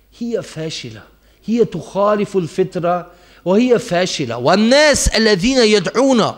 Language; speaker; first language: Arabic; non-native, fluent; German